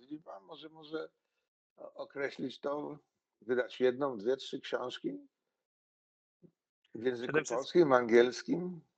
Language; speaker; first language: Polish; native; Polish